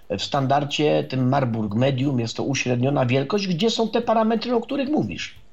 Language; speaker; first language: Polish; native; Polish